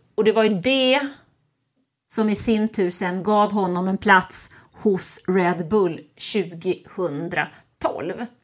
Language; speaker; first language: Swedish; early bilingual, other home language; German